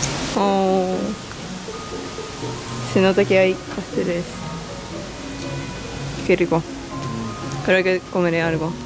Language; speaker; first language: Spanish; non-native, learner; Japanese